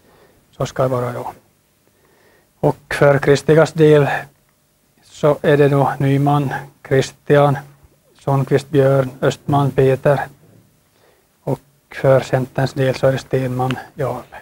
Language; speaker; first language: Swedish; native; Swedish